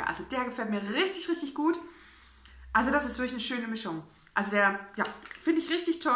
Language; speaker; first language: German; native; German